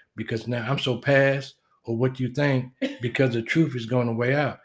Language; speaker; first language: English; native; English